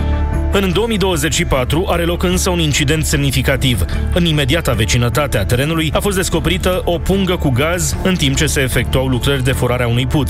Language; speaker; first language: Romanian; native; Romanian